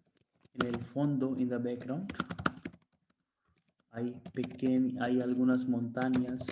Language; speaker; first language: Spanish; non-native, fluent; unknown